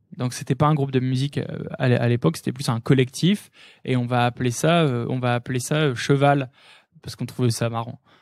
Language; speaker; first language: French; native; French